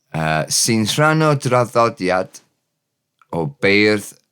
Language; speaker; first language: Welsh; non-native, learner; English